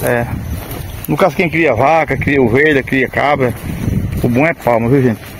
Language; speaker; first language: Portuguese; native; Portuguese